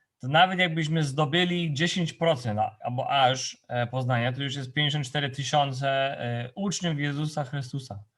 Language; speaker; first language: Polish; non-native, fluent; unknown